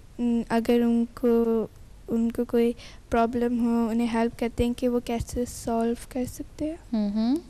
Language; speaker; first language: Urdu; early bilingual, heritage; Urdu